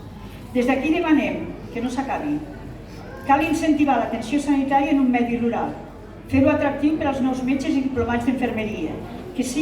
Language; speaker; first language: Catalan; native; Catalan